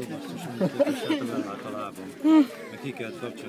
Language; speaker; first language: Hungarian; native; Hungarian